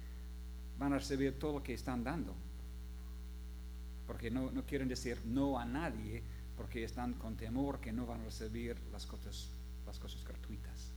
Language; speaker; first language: Spanish; non-native, fluent; English